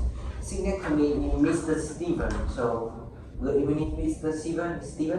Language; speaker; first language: English; non-native, learner; Vietnamese